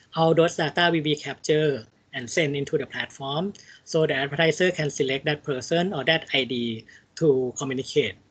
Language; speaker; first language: English; non-native, fluent; Thai